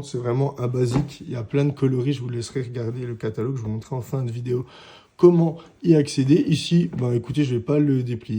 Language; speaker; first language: French; native; French